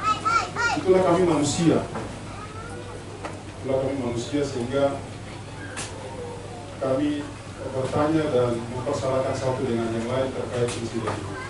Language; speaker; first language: Indonesian; native; Indonesian